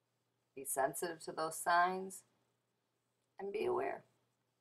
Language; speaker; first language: English; native; English